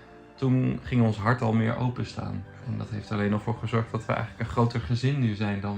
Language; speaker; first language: Dutch; native; Dutch